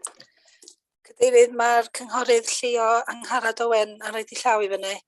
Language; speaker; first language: Welsh; native; Welsh